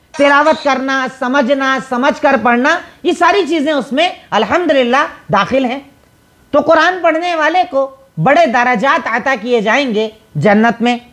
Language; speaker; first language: Hindi; native; Hindi